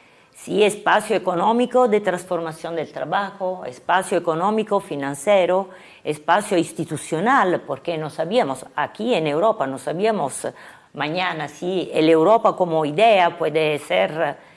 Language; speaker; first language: Spanish; non-native, fluent; Italian